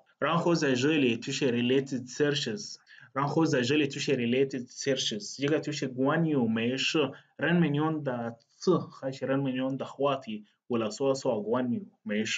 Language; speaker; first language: Chinese; non-native, fluent; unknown